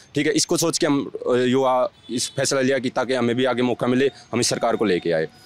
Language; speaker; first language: Hindi; native; Hindi